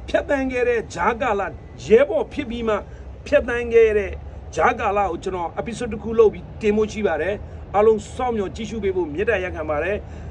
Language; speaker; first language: Burmese; non-native, local second language; Nepali